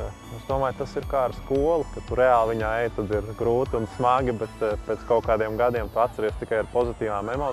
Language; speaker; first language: Latvian; native; Latvian